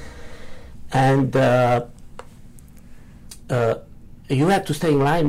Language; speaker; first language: English; non-native, learner; Romanian